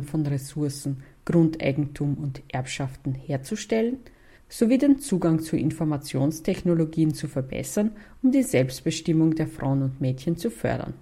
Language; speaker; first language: German; native; German